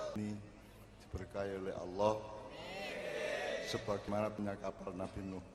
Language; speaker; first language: Indonesian; non-native, local second language; Javanese